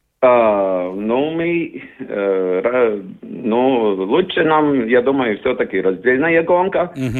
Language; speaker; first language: Russian; non-native, learner; Latvian